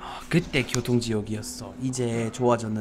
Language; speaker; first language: Korean; non-native, fluent; English